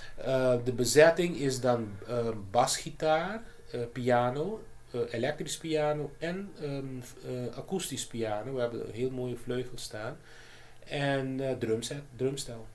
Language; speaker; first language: Dutch; non-native, local second language; Papiamento